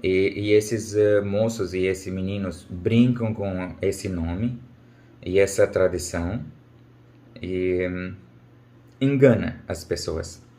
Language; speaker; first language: Portuguese; non-native, learner; Urdu